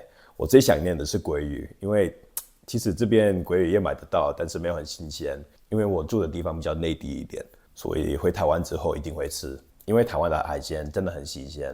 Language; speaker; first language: Chinese; non-native, fluent; English